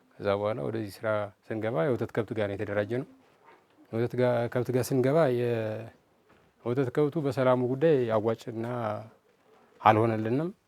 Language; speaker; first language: Amharic; native; Amharic